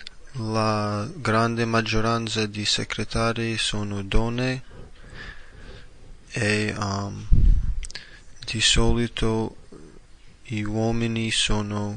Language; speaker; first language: Italian; non-native, learner; English